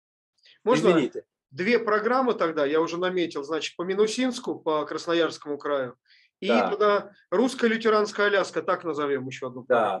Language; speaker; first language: Russian; native; Russian